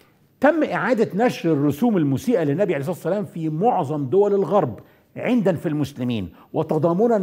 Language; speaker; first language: Arabic; native; Arabic